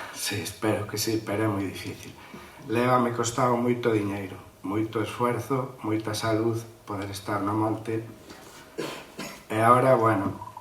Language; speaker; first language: Galician; native; Galician